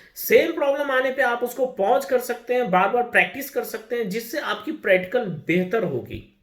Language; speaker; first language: Hindi; native; Hindi